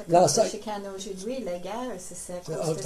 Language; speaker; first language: French; non-native, local second language; English